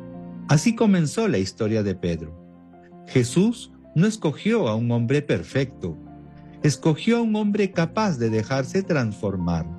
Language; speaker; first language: Spanish; native; Spanish